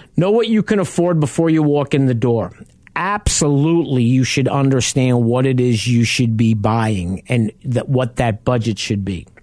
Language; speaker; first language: English; native; English